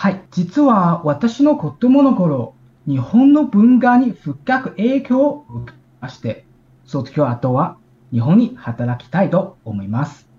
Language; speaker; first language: Japanese; non-native, learner; Chinese